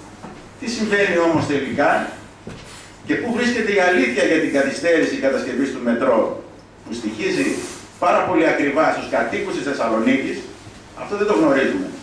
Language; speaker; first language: Greek; native; Greek